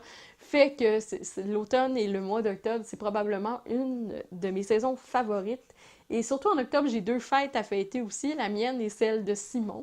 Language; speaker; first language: French; native; French